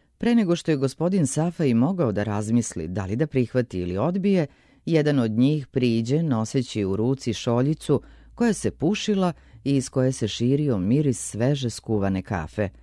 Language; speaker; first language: Serbian; native; Serbian